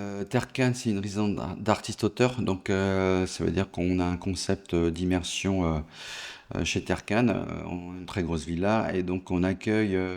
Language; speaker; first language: French; native; French